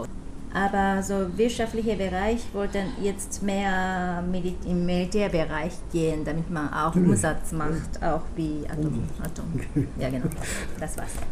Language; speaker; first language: German; non-native, fluent; Japanese